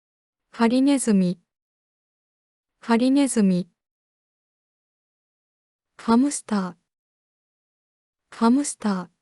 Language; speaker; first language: Japanese; native; Japanese